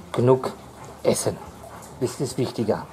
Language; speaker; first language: German; native; German